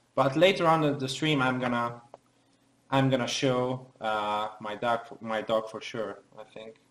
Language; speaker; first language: English; non-native, fluent; Hungarian